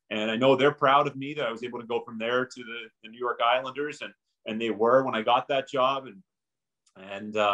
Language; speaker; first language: English; native; English